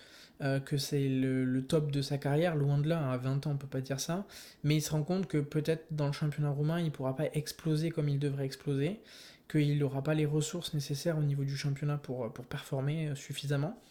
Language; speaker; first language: French; native; French